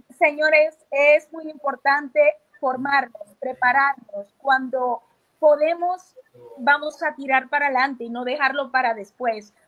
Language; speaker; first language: Spanish; native; Spanish